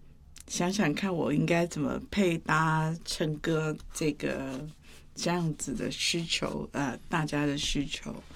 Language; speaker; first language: Chinese; native; Chinese